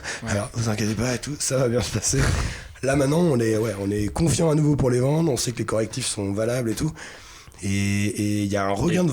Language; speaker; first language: French; native; French